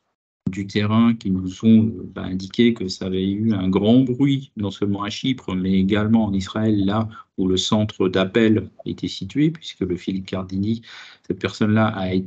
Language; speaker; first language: French; native; French